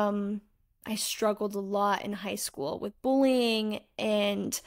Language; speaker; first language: English; native; English